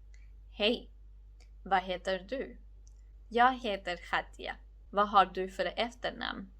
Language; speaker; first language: Swedish; non-native, fluent; Georgian